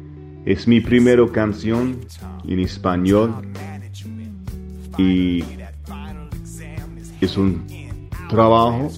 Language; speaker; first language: Spanish; non-native, learner; English